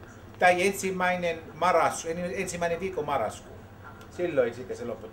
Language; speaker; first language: Finnish; non-native, learner; Greek